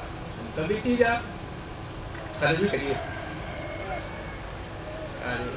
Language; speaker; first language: Arabic; non-native, local second language; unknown